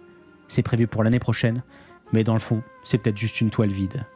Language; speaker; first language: French; native; French